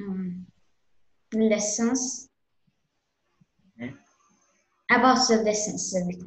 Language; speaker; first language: English; non-native, learner; Azerbaijani